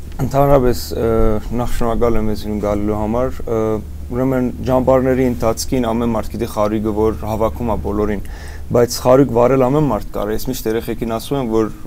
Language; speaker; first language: Armenian; early bilingual, heritage; Armenian